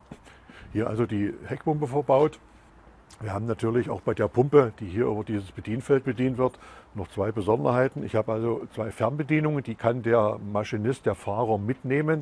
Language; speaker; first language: German; native; German